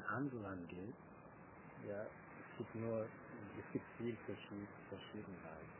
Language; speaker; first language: German; non-native, learner; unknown